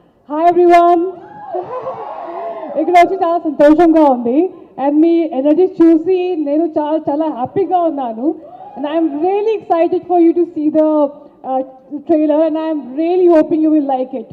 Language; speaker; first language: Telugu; non-native, learner; Hindi